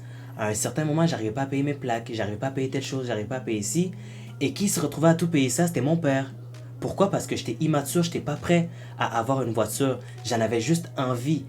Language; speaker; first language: French; native; French